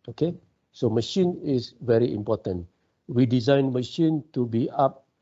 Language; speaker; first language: English; non-native, local second language; Malay